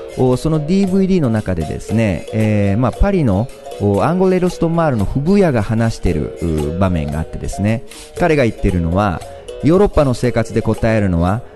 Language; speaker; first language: Japanese; native; Japanese